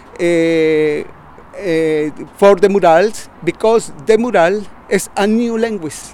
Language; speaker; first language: English; non-native, learner; Spanish